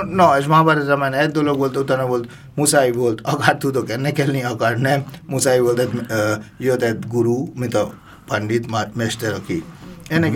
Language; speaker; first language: Hungarian; non-native, fluent; Bangla